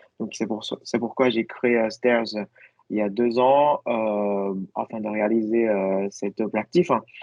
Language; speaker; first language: French; non-native, fluent; Chinese